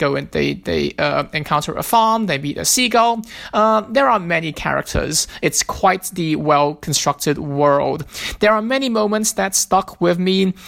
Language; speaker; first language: English; non-native, local second language; Cantonese